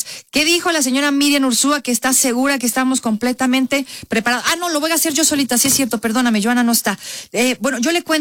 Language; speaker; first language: Spanish; native; Spanish